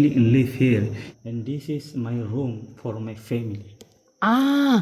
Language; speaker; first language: English; non-native, learner; Indonesian